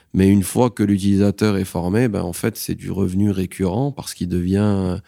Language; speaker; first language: French; non-native, local second language; Arabic